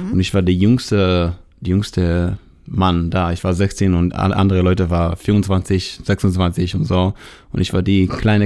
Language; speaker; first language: German; non-native, learner; Hebrew